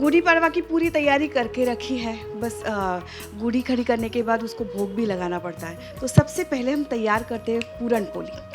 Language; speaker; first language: Hindi; non-native, local second language; Marathi